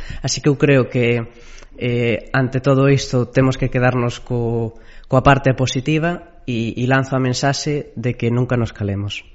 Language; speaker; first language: Galician; native; Galician